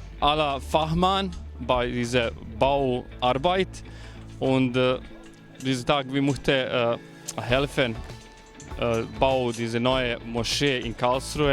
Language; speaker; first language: German; non-native, learner; Bosnian